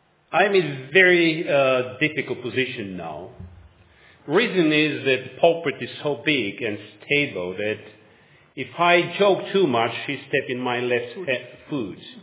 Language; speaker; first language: English; non-native, learner; Bulgarian